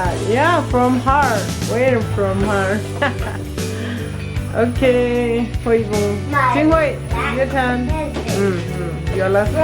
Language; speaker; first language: English; non-native, learner; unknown